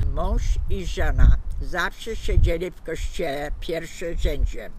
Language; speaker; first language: Polish; early bilingual, heritage; Polish